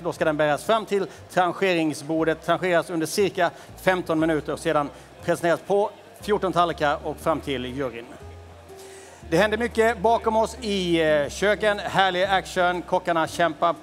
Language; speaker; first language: Swedish; native; Swedish